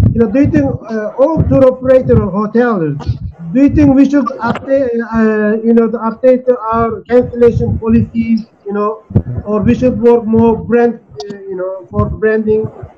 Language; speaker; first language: English; non-native, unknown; Turkish